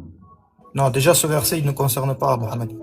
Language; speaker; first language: French; native; French